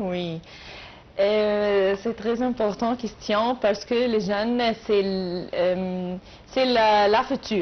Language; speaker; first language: French; non-native, learner; Arabic